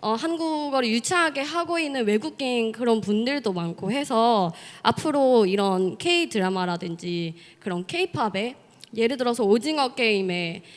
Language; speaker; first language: Korean; non-native, fluent; Burmese